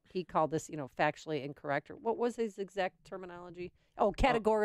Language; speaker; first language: English; native; English